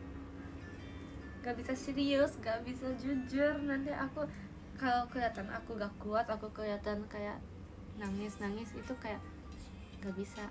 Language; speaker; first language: Indonesian; native; Indonesian